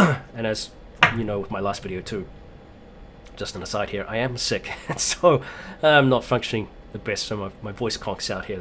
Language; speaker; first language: English; native; English